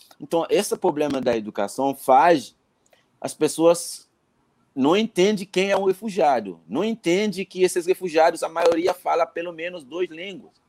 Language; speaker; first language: Portuguese; non-native, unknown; Haitian Creole